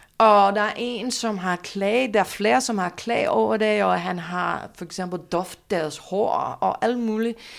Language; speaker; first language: Danish; non-native, fluent; English